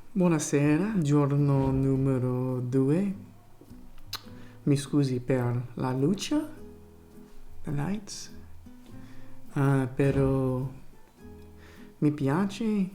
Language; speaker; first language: Italian; non-native, learner; English